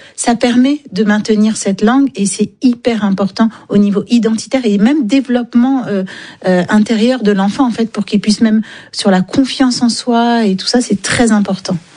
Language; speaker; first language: French; native; French